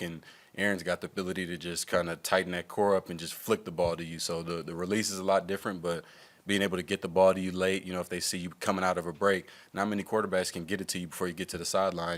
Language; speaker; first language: English; native; English